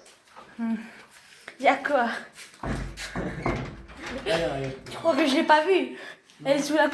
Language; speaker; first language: French; native; French